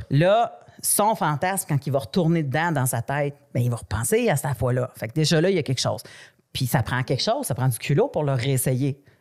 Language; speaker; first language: French; native; French